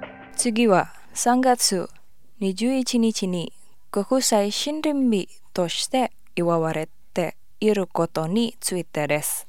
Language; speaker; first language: Japanese; non-native, fluent; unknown